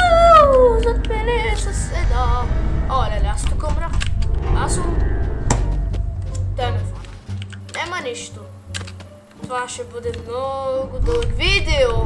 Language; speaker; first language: Bulgarian; early bilingual, heritage; Bulgarian